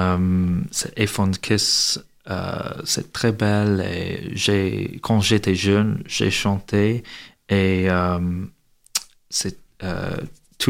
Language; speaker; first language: French; non-native, learner; English